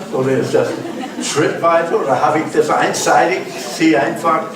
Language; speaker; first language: German; non-native, learner; English